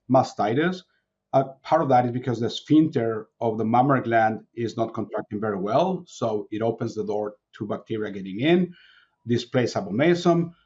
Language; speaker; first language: English; non-native, fluent; Spanish